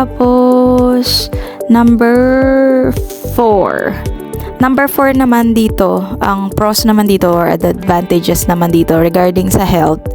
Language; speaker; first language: Filipino; native; Filipino